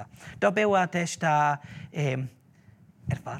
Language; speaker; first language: Polish; non-native, learner; German